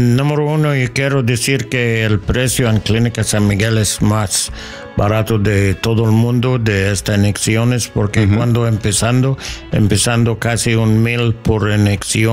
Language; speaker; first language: Spanish; non-native, learner; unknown